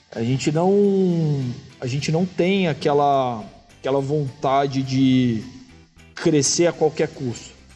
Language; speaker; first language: Portuguese; native; Portuguese